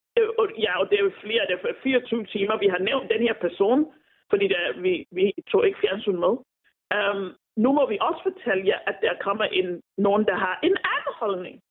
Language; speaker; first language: Danish; non-native, fluent; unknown